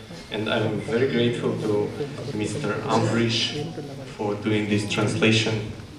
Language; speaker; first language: English; non-native, fluent; Russian